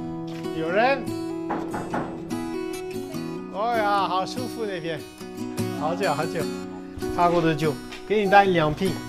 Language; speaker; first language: Chinese; non-native, fluent; French